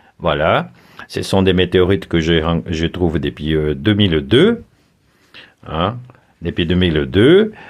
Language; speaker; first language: French; non-native, fluent; Portuguese